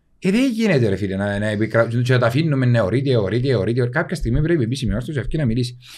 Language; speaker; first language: Greek; native; Greek